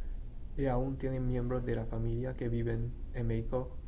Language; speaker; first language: Spanish; non-native, fluent; English